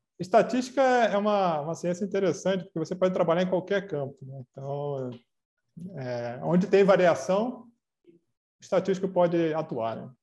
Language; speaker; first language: Portuguese; native; Portuguese